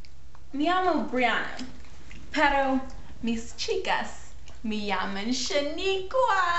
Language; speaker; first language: Spanish; non-native, learner; English